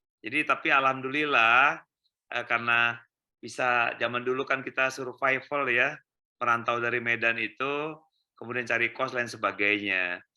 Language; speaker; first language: Indonesian; native; Indonesian